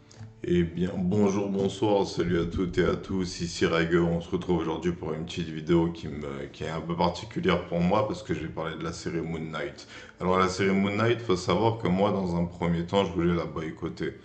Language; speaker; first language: French; native; French